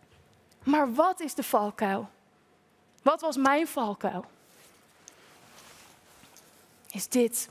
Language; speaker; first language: Dutch; native; Dutch